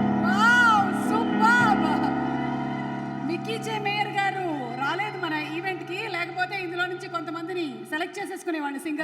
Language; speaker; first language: Telugu; native; Telugu